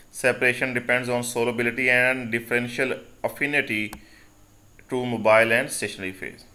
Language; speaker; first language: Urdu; non-native, local second language; Punjabi